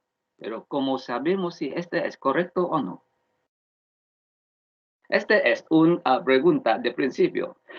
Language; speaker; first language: Spanish; non-native, learner; Vietnamese